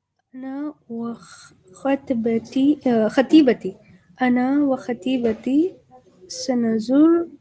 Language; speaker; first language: Arabic; non-native, learner; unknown